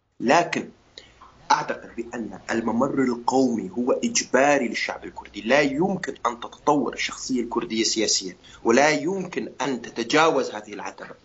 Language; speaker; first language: Arabic; non-native, local second language; Kurdish